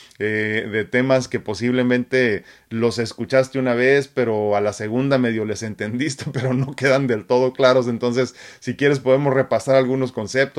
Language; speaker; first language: Spanish; native; Spanish